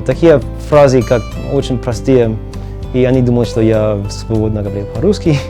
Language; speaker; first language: Russian; non-native, learner; English